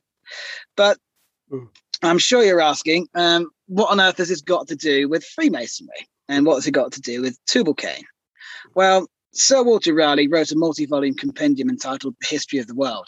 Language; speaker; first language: English; native; English